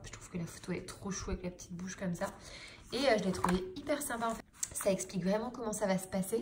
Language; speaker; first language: French; native; French